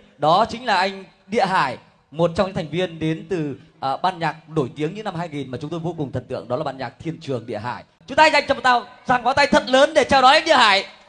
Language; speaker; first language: Vietnamese; native; Vietnamese